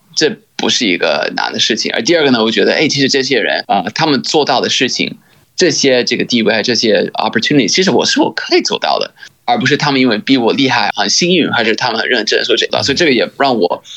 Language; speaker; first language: Chinese; non-native, fluent; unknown